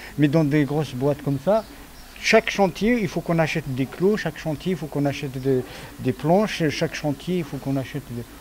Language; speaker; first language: French; non-native, fluent; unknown